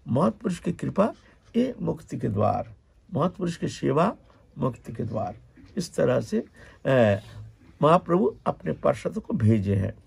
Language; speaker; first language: Hindi; non-native, local second language; Bangla